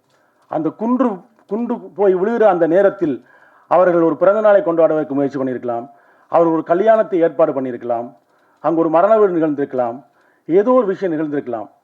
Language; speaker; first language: Tamil; native; Tamil